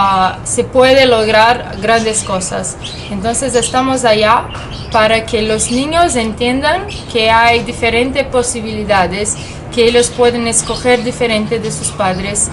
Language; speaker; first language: Spanish; non-native, fluent; French